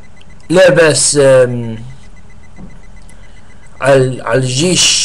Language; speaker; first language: Arabic; non-native, learner; English